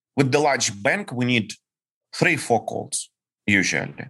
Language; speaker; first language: English; non-native, fluent; Ukrainian